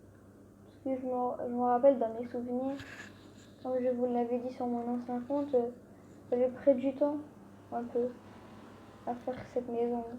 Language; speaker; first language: French; native; French